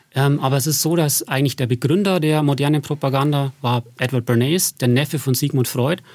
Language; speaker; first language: German; native; German